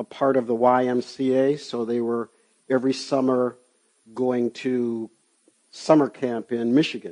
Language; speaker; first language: English; native; English